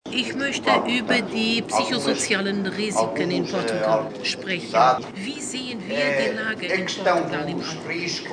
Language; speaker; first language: German; non-native, fluent; Portuguese